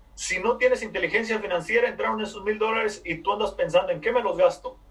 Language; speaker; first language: Spanish; native; Spanish